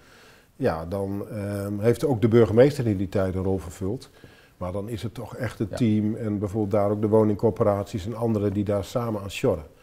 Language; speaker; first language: Dutch; native; Dutch